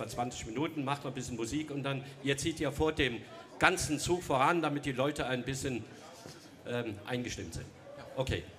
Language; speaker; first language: German; native; German